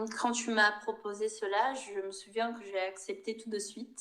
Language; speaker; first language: French; non-native, fluent; Portuguese